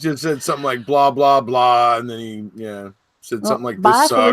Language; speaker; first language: English; native; English